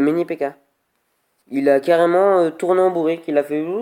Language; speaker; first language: French; native; French